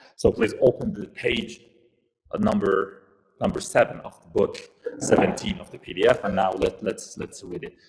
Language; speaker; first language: English; non-native, fluent; Persian